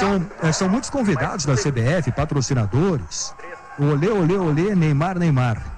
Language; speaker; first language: Portuguese; native; Portuguese